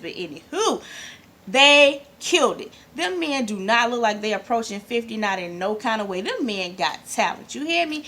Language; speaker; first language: English; native; English